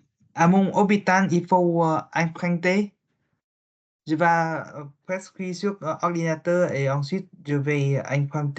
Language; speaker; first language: French; non-native, learner; Vietnamese